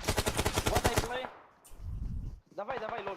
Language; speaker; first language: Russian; non-native, learner; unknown